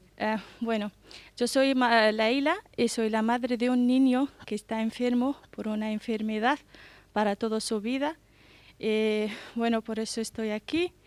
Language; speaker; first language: Spanish; non-native, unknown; Arabic